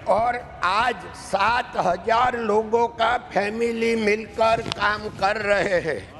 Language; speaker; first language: Hindi; non-native, local second language; Gujarati